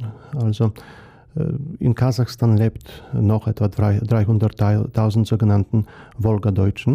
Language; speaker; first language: German; non-native, fluent; Polish